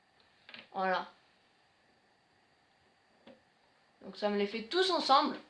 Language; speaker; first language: French; native; French